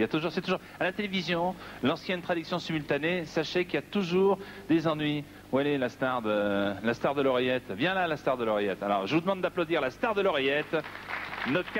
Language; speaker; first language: French; native; French